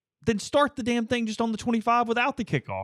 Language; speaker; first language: English; native; English